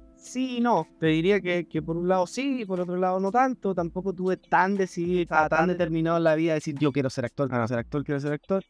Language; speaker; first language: Spanish; native; Spanish